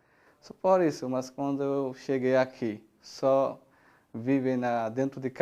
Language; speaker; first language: Portuguese; non-native, learner; Bangla